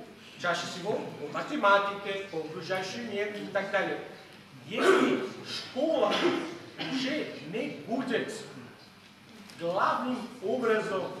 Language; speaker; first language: Russian; non-native, fluent; Catalan